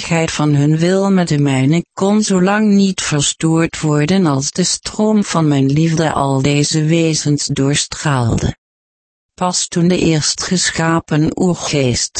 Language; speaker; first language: Dutch; native; Dutch